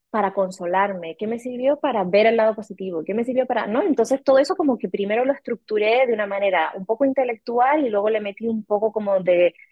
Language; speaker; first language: Spanish; native; Spanish